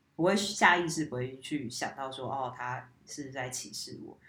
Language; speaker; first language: Chinese; non-native, fluent; English